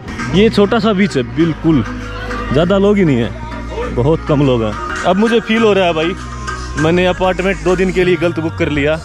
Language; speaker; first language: Hindi; native; Hindi